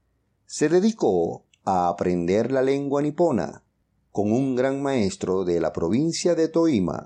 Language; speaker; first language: Spanish; native; Spanish